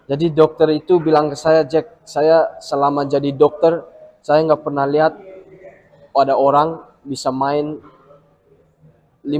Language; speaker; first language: Indonesian; early bilingual, heritage; English